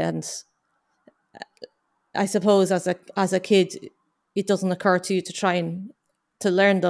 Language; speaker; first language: English; native; English